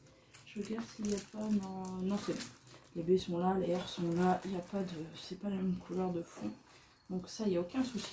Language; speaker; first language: French; native; French